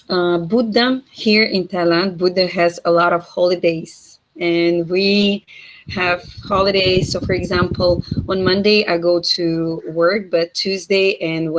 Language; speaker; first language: English; non-native, fluent; Russian